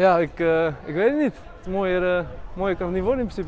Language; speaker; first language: Dutch; early bilingual, other home language; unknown